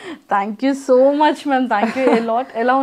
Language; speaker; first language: Telugu; native; Telugu